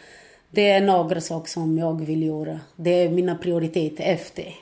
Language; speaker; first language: Swedish; non-native, fluent; Portuguese